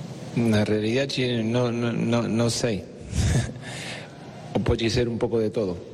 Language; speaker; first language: Portuguese; non-native, fluent; Spanish